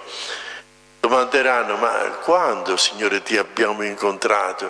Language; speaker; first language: Italian; native; Italian